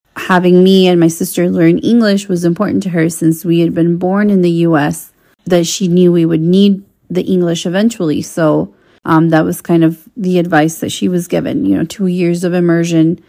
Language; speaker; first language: English; non-native, fluent; Spanish